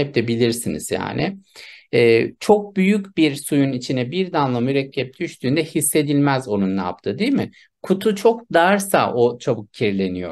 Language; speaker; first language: Turkish; native; Turkish